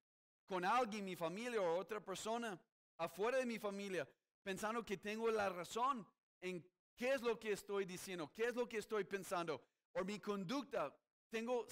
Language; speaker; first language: Spanish; non-native, fluent; English